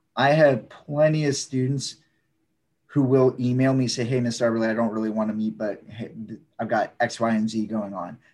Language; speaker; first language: English; native; English